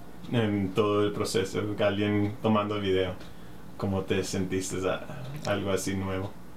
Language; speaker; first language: Spanish; early bilingual, other home language; English